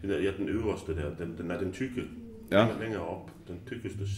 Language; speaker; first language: Danish; native; Danish